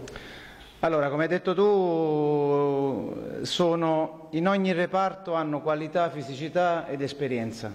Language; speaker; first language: Italian; native; Italian